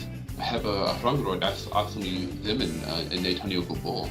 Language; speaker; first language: Welsh; non-native, fluent; English